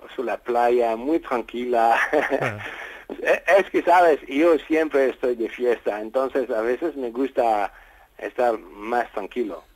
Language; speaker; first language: Spanish; non-native, fluent; French